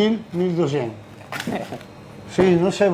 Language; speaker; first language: French; non-native, learner; Italian